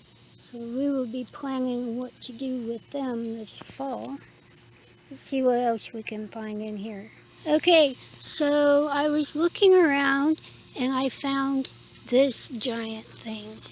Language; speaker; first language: English; native; English